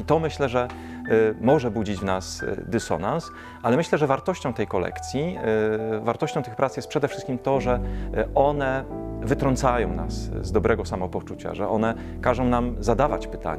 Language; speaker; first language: Polish; native; Polish